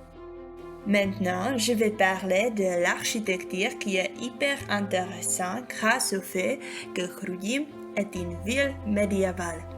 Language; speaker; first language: French; non-native, fluent; Czech